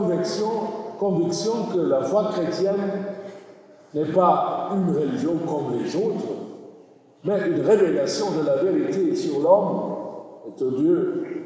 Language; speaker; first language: French; non-native, learner; German